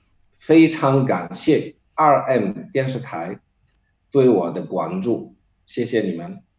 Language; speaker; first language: Chinese; non-native, fluent; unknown